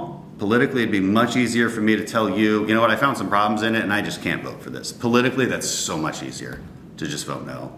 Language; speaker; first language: English; native; English